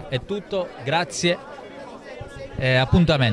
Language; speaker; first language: Italian; native; Italian